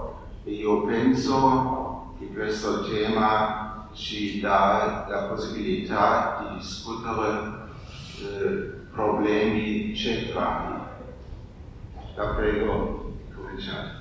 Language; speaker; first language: Italian; non-native, fluent; German